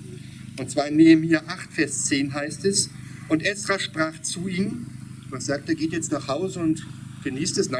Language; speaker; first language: German; native; German